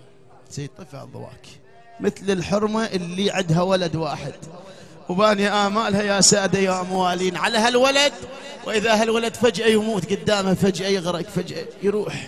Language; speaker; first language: Arabic; native; Arabic